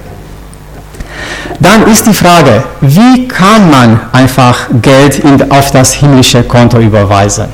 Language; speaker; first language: German; non-native, fluent; Romanian